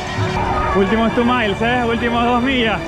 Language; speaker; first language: Spanish; native; Spanish